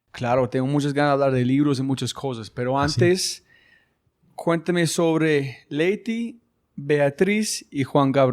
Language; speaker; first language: Spanish; non-native, fluent; English